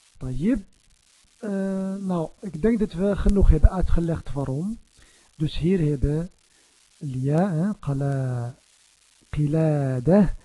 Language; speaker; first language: Dutch; non-native, fluent; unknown